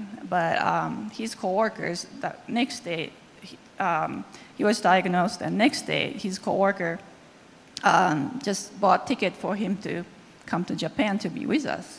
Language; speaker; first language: English; non-native, fluent; Japanese